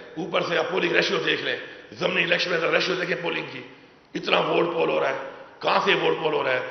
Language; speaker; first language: Urdu; non-native, local second language; Pashto